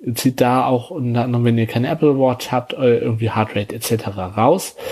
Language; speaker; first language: German; native; German